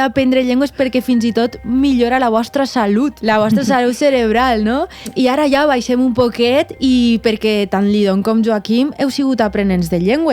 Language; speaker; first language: Catalan; native; Catalan